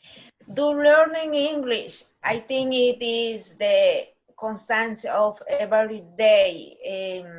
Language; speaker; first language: English; non-native, learner; Spanish